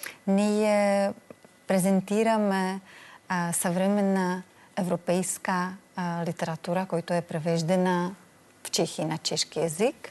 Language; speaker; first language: Bulgarian; non-native, learner; Czech